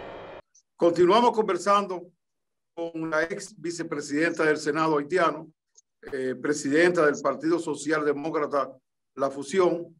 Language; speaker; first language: Spanish; native; Spanish